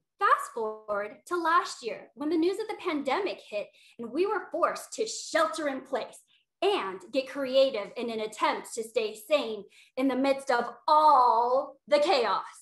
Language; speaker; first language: English; native; English